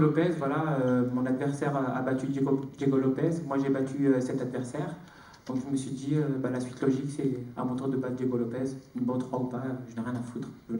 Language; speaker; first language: French; native; French